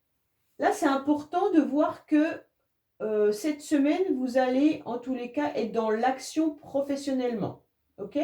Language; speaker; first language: French; native; French